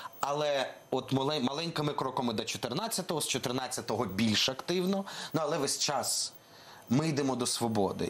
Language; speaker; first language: Ukrainian; non-native, local second language; Russian